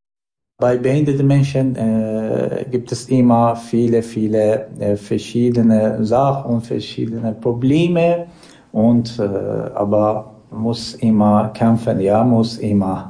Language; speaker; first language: German; non-native, learner; Persian